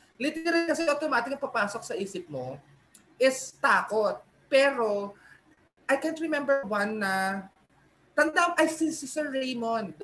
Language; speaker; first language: Filipino; native; Filipino